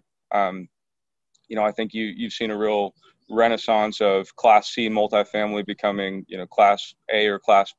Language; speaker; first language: English; native; English